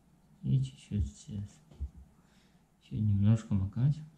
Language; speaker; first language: Russian; non-native, learner; Chinese